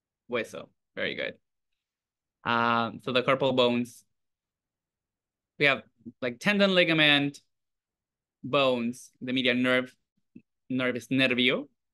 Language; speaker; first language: English; non-native, fluent; Spanish